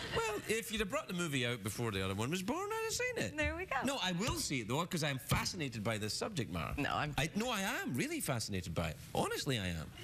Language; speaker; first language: English; native; English